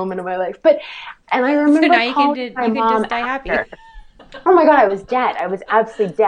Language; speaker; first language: English; native; English